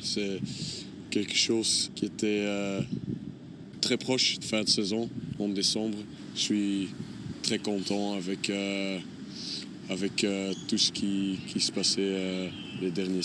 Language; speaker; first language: French; non-native, local second language; Dutch